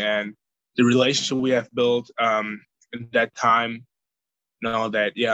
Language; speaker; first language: English; non-native, fluent; German